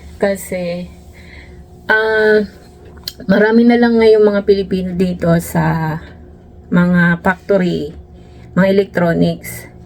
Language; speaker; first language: Filipino; native; Filipino